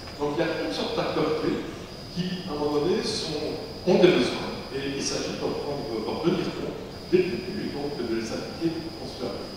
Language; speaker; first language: French; native; French